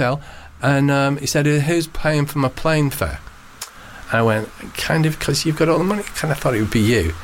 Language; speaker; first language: English; native; English